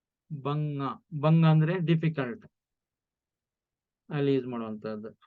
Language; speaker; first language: Kannada; non-native, local second language; Tulu